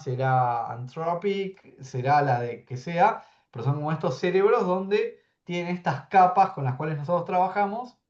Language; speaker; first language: Spanish; native; Spanish